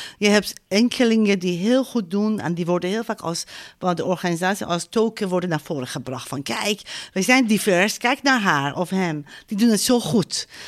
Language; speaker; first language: Dutch; non-native, fluent; Persian